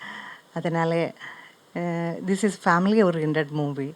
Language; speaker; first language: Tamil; non-native, learner; Malayalam